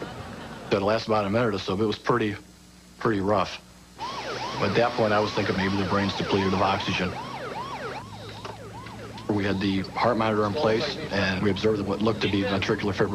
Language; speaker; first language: English; native; English